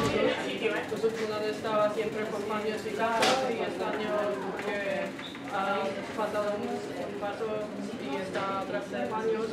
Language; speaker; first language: Spanish; non-native, learner; Norwegian